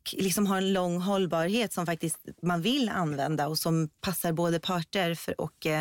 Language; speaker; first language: Swedish; early bilingual, other home language; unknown